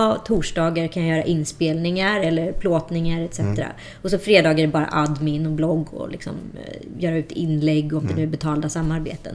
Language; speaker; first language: Swedish; native; Swedish